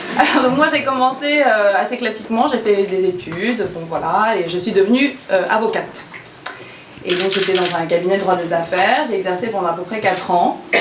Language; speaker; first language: French; early bilingual, other home language; Korean